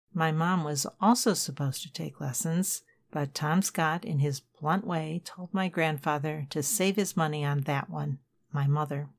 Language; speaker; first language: English; native; English